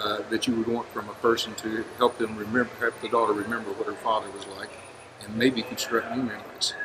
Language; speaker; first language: English; native; English